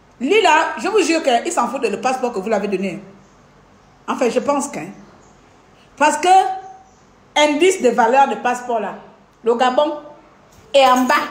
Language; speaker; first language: French; non-native, local second language; Fang